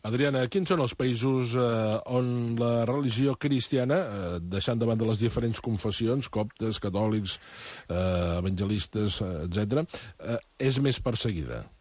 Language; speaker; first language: Catalan; native; Catalan